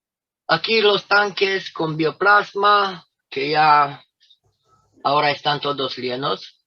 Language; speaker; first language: Spanish; non-native, fluent; Romanian